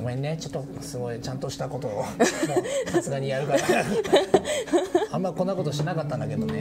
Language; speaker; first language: Japanese; native; Japanese